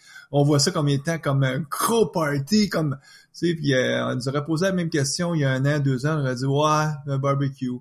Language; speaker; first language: French; native; French